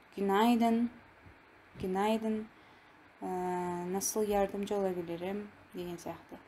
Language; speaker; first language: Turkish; non-native, fluent; Kazakh